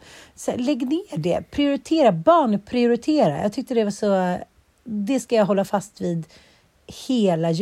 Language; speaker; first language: Swedish; native; Swedish